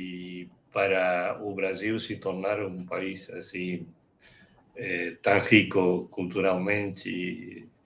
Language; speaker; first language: Portuguese; non-native, fluent; Spanish